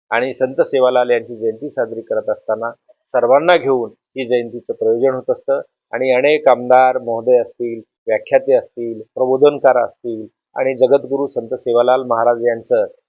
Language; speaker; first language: Marathi; non-native, local second language; Lambadi